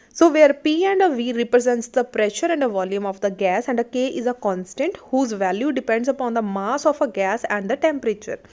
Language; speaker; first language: English; non-native, local second language; Punjabi